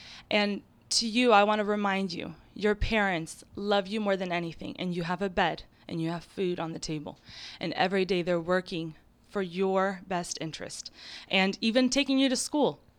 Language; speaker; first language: English; early bilingual, other home language; Ukrainian